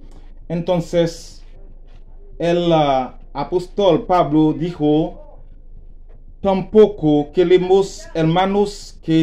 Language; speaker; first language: Spanish; non-native, learner; Haitian Creole